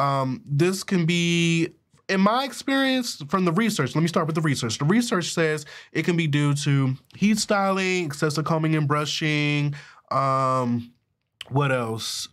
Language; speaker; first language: English; native; English